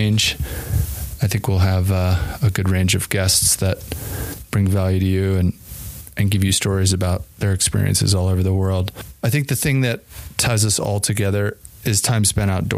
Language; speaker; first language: English; native; English